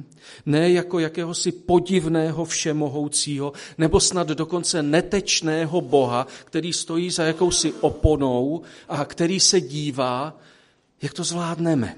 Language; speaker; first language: Czech; native; Czech